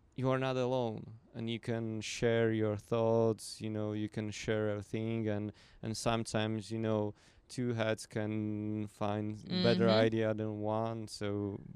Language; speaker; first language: English; non-native, fluent; Slovak